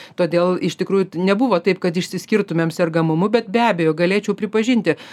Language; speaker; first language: Lithuanian; native; Lithuanian